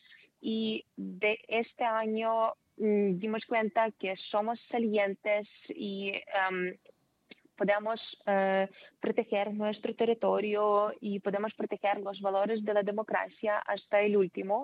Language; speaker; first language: Spanish; non-native, fluent; Ukrainian